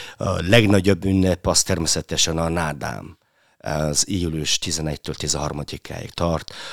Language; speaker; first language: Hungarian; non-native, fluent; Mongolian